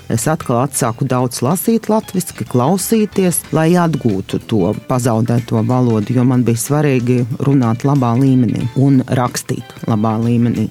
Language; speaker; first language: Latvian; non-native, local second language; Russian